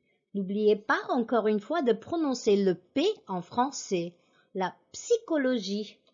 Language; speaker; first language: French; non-native, fluent; English